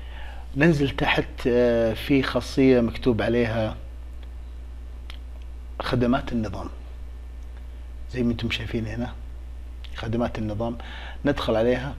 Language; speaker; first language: Arabic; native; Arabic